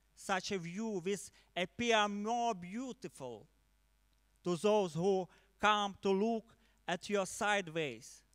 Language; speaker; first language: English; non-native, learner; Ukrainian